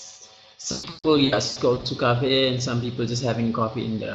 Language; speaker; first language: English; non-native, learner; Indonesian